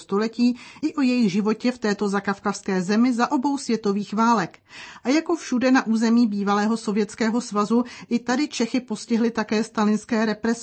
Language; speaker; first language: Czech; native; Czech